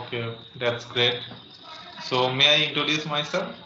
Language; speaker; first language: English; non-native, learner; Bangla